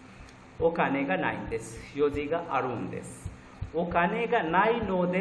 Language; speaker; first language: Japanese; non-native, fluent; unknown